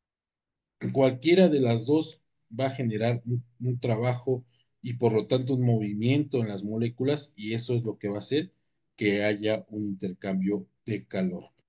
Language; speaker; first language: Spanish; native; Spanish